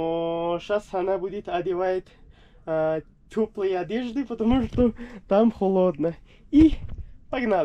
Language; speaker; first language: Russian; non-native, learner; Urdu